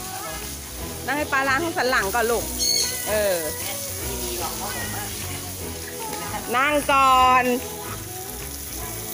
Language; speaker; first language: Thai; native; Thai